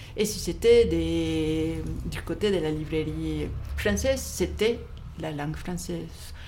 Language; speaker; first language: French; non-native, fluent; Spanish